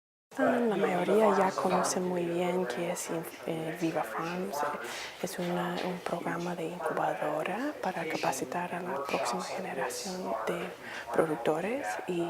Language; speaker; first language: Spanish; non-native, fluent; English